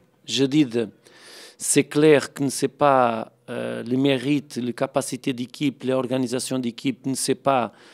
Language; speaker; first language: French; non-native, fluent; Portuguese